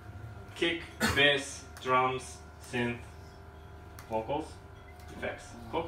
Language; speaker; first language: Japanese; non-native, learner; English